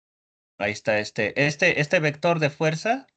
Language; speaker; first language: Spanish; native; Spanish